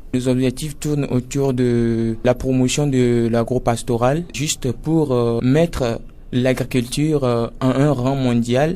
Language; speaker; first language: French; non-native, local second language; Ewe